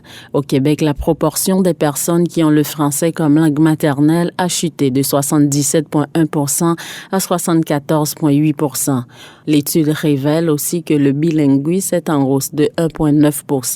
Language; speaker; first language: French; native; French